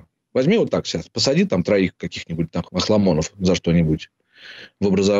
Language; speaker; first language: Russian; native; Russian